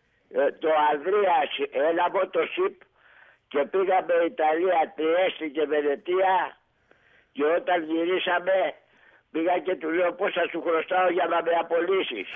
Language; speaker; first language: Greek; native; Greek